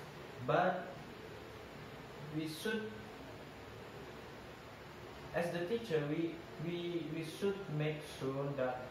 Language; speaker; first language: English; non-native, learner; Indonesian